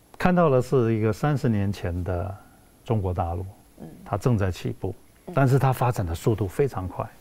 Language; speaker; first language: Chinese; native; Chinese